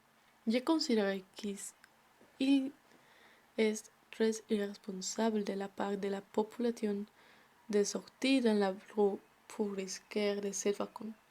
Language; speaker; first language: French; non-native, learner; Spanish